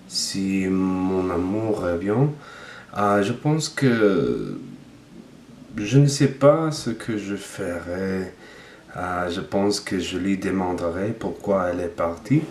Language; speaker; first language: French; non-native, learner; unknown